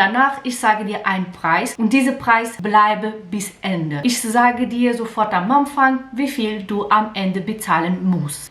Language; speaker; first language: German; non-native, learner; Portuguese